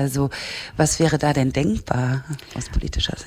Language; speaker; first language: German; native; German